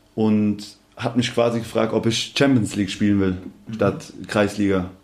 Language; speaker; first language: German; native; German